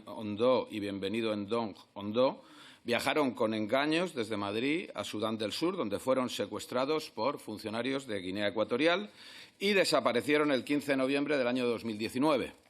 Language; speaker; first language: Spanish; native; Spanish